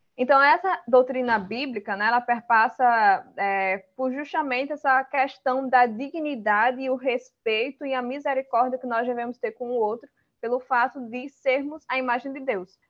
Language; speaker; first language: Portuguese; early bilingual, other home language; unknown